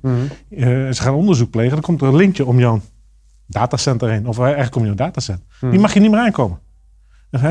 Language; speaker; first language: Dutch; native; Dutch